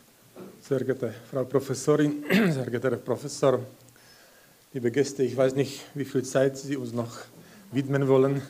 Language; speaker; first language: German; non-native, fluent; Slovak